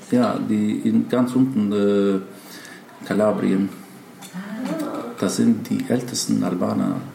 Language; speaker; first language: German; non-native, fluent; Macedonian